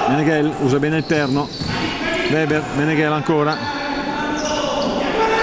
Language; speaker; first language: Italian; native; Italian